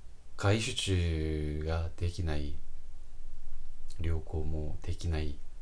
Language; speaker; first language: Japanese; non-native, fluent; Korean